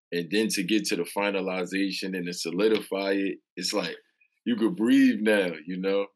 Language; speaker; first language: English; native; English